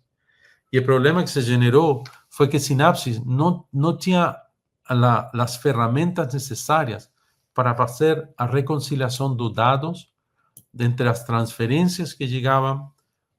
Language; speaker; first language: Portuguese; non-native, fluent; Spanish